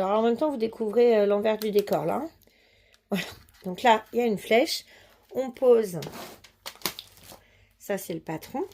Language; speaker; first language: French; native; French